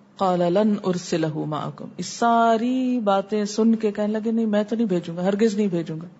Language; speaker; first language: Urdu; native; Urdu